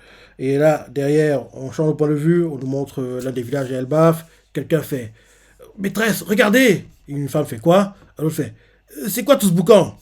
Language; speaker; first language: French; native; French